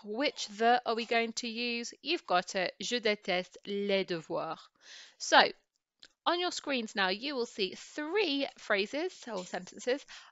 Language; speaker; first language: English; native; English